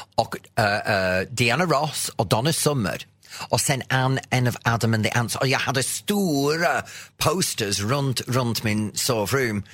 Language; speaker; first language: Swedish; non-native, fluent; English